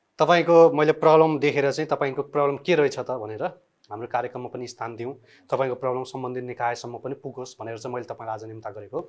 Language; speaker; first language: Nepali; native; Nepali